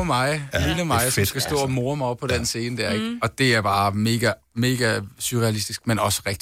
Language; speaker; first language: Danish; native; Danish